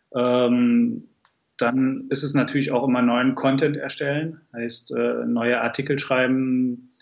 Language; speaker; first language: German; native; German